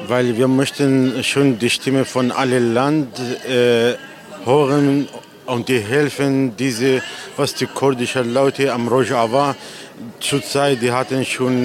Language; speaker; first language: German; non-native, learner; Kurdish